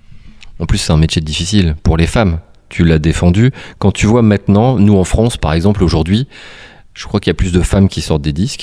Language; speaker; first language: French; native; French